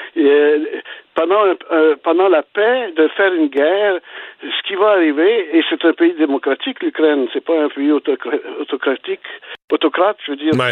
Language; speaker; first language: French; early bilingual, other home language; Ukrainian